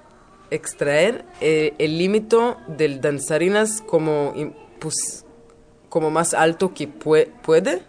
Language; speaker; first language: Spanish; non-native, learner; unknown